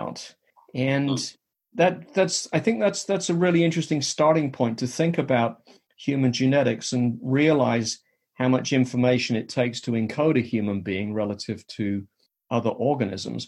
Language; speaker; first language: English; native; English